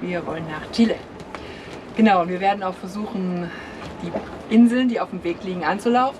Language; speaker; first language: German; native; German